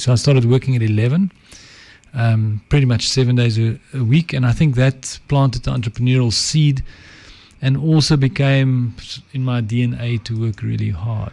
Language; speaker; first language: English; non-native, local second language; Afrikaans